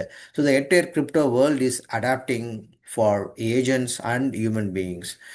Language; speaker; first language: English; non-native, local second language; Tamil